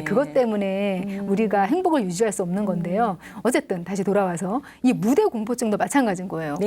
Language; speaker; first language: Korean; native; Korean